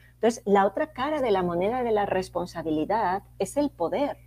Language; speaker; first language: Spanish; native; Spanish